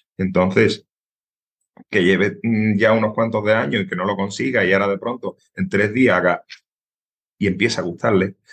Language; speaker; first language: Spanish; native; Spanish